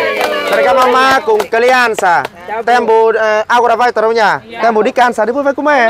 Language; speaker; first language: Portuguese; non-native, learner; Vietnamese